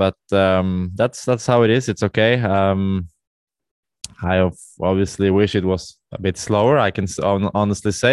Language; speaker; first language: English; non-native, fluent; Norwegian